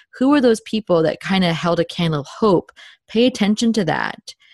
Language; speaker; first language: English; native; English